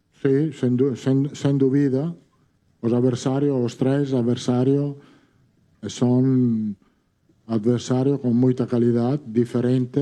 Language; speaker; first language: Portuguese; non-native, fluent; Italian